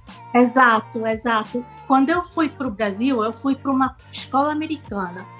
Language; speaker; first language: Portuguese; non-native, local second language; Spanish